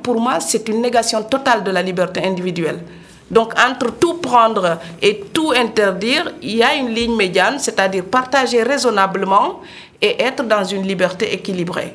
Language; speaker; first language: French; non-native, local second language; Serer